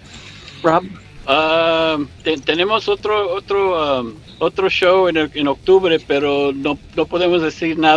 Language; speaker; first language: Spanish; early bilingual, heritage; English